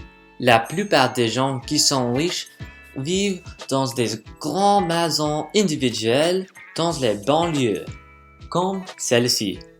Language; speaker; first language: French; non-native, learner; English